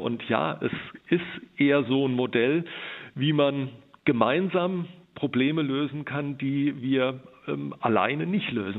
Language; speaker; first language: German; native; German